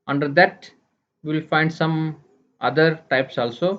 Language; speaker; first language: English; non-native, local second language; Kannada